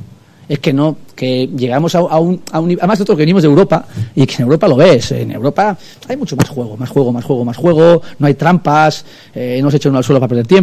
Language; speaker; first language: Spanish; native; Spanish